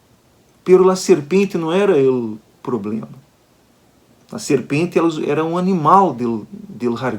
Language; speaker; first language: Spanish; non-native, learner; Portuguese